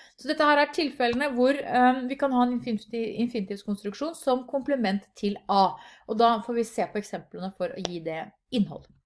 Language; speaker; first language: Norwegian; native; Norwegian